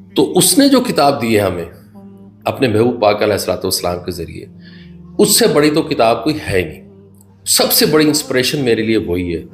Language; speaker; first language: Urdu; non-native, local second language; Punjabi